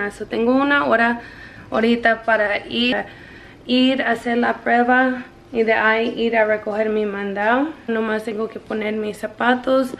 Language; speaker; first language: Spanish; early bilingual, heritage; Spanish